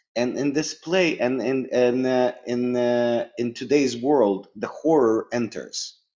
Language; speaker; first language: English; early bilingual, other home language; Russian